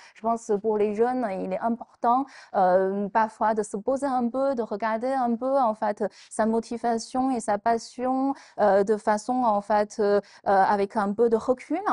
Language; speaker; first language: French; non-native, fluent; Chinese